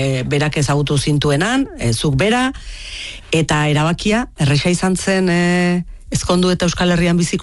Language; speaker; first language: Basque; native; Basque